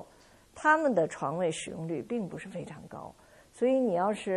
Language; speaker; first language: Chinese; native; Chinese